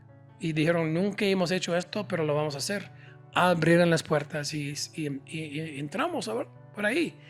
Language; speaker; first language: Spanish; non-native, fluent; English